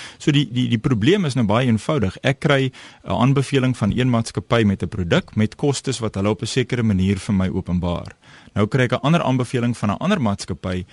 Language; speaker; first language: Afrikaans; native; Afrikaans